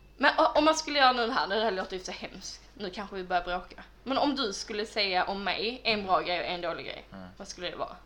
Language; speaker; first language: Swedish; native; Swedish